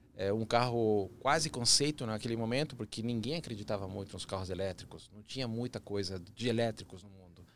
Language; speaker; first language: Portuguese; early bilingual, other home language; Spanish